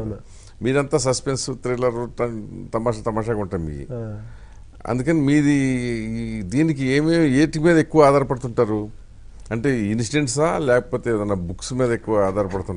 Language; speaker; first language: Telugu; native; Telugu